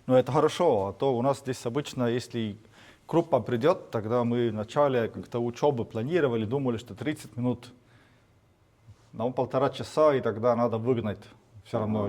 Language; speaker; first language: Russian; non-native, fluent; Estonian